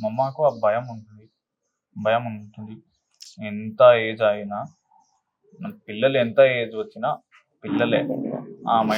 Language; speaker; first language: Telugu; non-native, local second language; Kannada